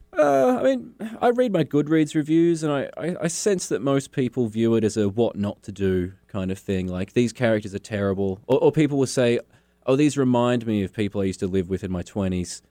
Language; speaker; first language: English; native; English